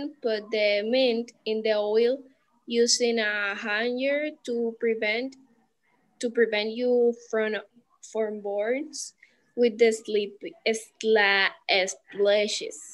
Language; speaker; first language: English; non-native, learner; Spanish